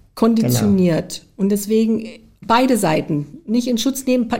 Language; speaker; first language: German; early bilingual, heritage; German